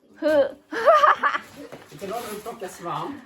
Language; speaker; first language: Swedish; early bilingual, other home language; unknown